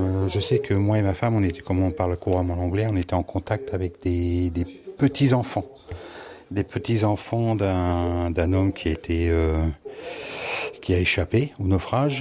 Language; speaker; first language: French; native; French